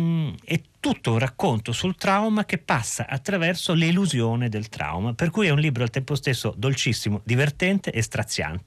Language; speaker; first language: Italian; native; Italian